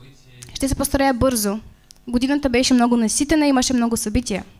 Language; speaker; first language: Bulgarian; non-native, fluent; Russian